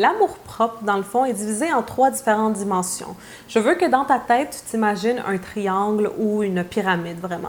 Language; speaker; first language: French; native; French